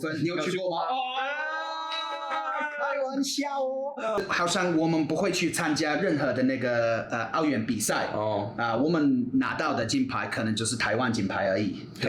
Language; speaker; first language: Chinese; non-native, fluent; English